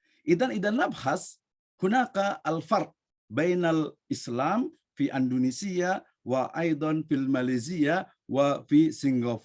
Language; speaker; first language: Arabic; non-native, learner; Indonesian